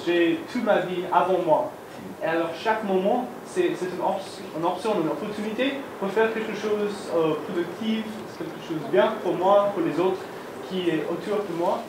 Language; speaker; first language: French; non-native, learner; English